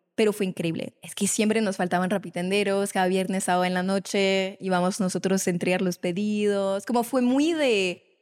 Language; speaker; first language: Spanish; non-native, fluent; French